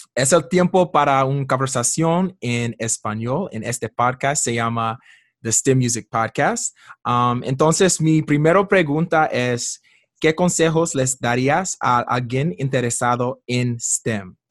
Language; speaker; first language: Spanish; non-native, learner; English